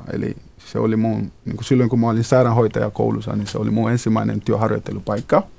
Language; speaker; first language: Finnish; non-native, fluent; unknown